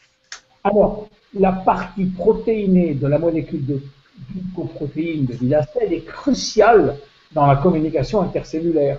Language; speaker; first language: French; native; French